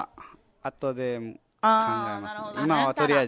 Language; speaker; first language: Japanese; non-native, fluent; Nepali